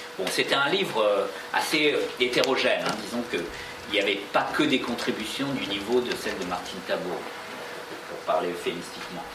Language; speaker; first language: French; native; French